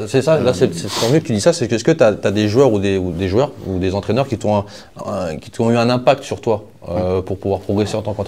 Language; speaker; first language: French; native; French